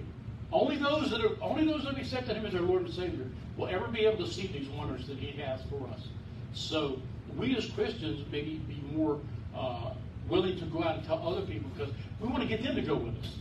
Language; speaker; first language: English; native; English